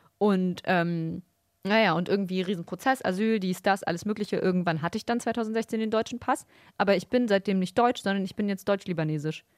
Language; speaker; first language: German; early bilingual, other home language; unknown